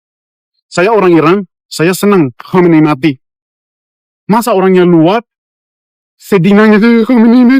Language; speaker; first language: Indonesian; non-native, fluent; Persian